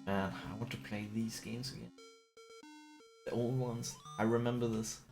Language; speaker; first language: English; non-native, fluent; Chinese